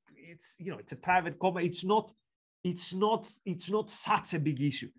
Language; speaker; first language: English; non-native, fluent; Greek